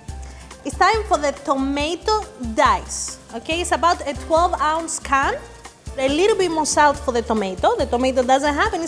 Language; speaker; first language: English; non-native, fluent; Greek